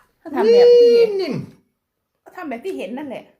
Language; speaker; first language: Thai; non-native, local second language; Lao